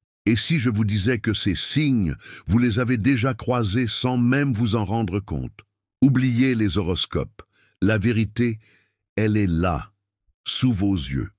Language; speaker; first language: French; native; French